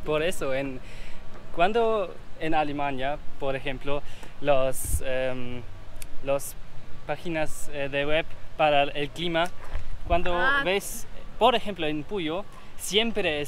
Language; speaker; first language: Spanish; non-native, learner; German